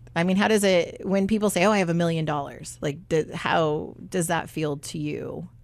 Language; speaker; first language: English; native; English